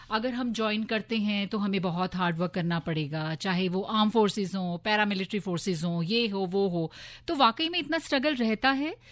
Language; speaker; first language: Hindi; native; Hindi